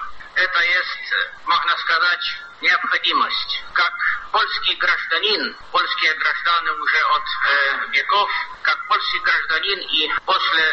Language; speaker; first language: Russian; non-native, fluent; Polish